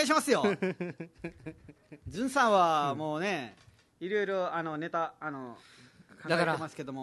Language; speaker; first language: Japanese; non-native, fluent; Nepali